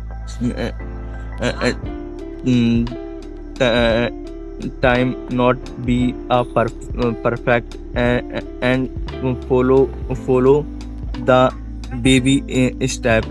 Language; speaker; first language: English; non-native, learner; Hindi